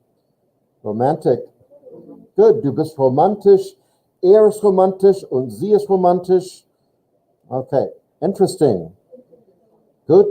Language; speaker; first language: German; non-native, fluent; English